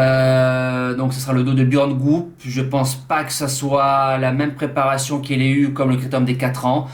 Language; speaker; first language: French; native; French